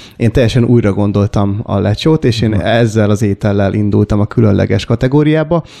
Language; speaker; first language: Hungarian; native; Hungarian